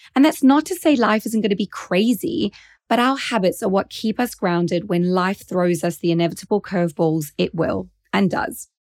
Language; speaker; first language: English; native; English